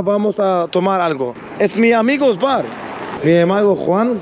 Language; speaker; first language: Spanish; non-native, learner; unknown